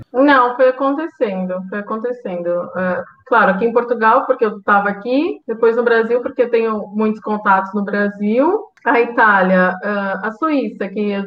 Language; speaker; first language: Portuguese; native; Portuguese